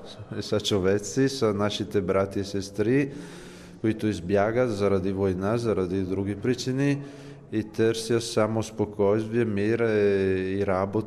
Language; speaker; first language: Bulgarian; non-native, learner; Italian